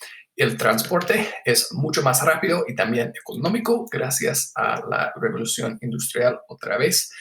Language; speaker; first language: Spanish; non-native, fluent; English